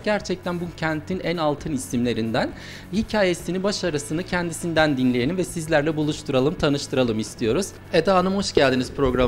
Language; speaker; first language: Turkish; native; Turkish